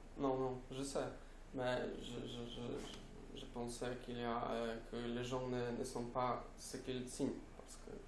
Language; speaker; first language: French; non-native, learner; Polish